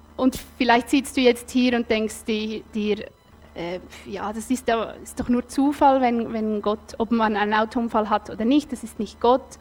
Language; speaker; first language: German; native; German